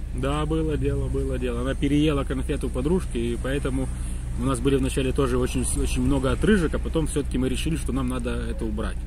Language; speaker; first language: Russian; native; Russian